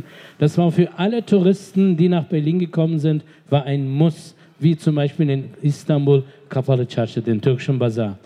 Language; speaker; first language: German; non-native, fluent; Turkish